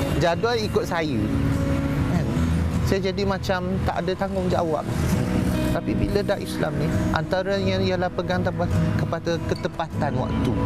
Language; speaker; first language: Malay; non-native, local second language; Chinese